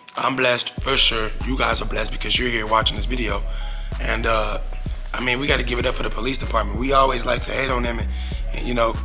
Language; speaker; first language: English; native; English